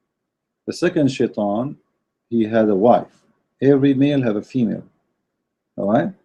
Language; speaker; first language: English; non-native, fluent; Arabic